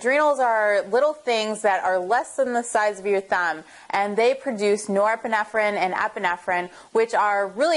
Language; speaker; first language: English; native; English